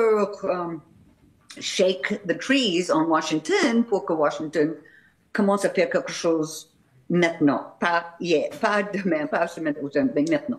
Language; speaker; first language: French; non-native, fluent; English